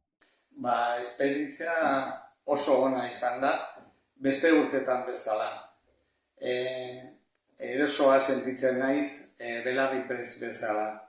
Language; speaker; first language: Basque; non-native, learner; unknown